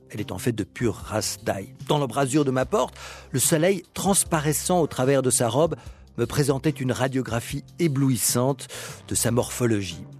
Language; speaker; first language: French; native; French